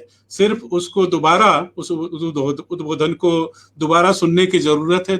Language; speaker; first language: Hindi; native; Hindi